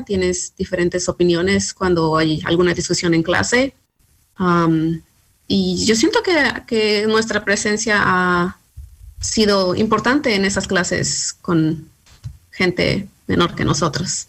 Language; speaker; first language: Spanish; early bilingual, heritage; Spanish